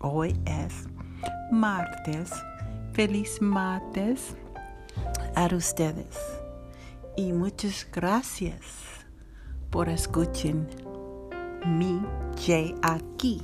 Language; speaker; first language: Spanish; non-native, learner; English